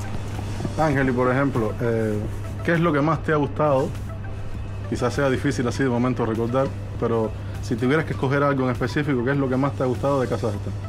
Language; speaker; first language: Spanish; native; Spanish